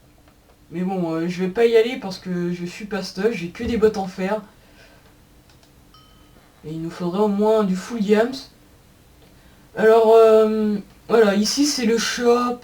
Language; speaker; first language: French; native; French